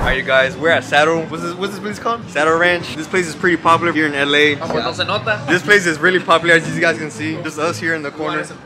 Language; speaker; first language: English; early bilingual, other home language; Spanish